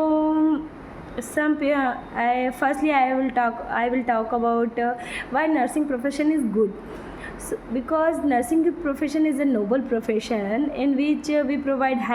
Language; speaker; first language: English; non-native, learner; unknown